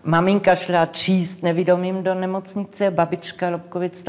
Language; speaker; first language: Czech; non-native, local second language; English